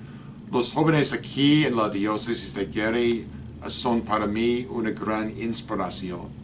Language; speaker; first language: Spanish; non-native, fluent; English